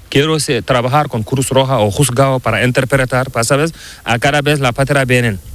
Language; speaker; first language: Spanish; non-native, learner; Fula